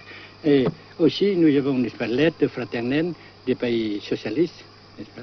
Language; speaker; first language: French; non-native, local second language; Vietnamese